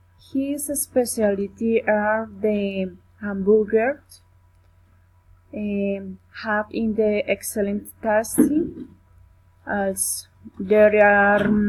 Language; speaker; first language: English; non-native, learner; Spanish